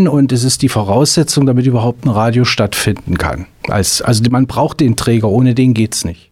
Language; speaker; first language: German; native; German